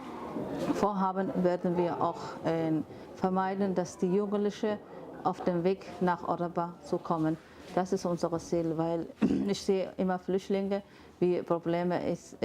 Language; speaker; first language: German; non-native, fluent; Somali